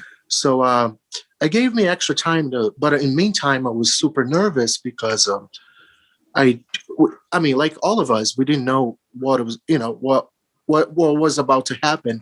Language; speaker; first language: English; early bilingual, other home language; Portuguese